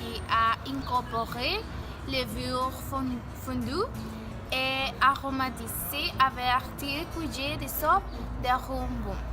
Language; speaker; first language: French; non-native, learner; Spanish